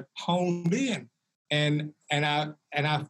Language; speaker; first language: English; native; English